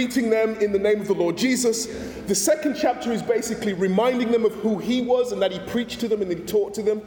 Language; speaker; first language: English; native; English